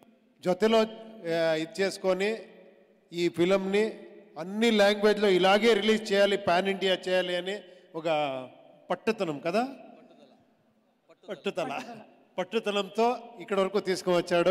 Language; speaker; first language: Telugu; non-native, local second language; Kannada